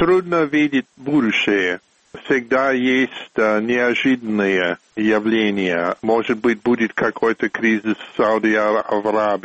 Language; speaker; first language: Russian; non-native, fluent; English